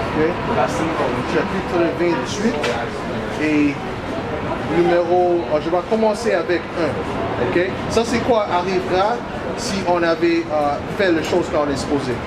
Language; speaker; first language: French; non-native, learner; English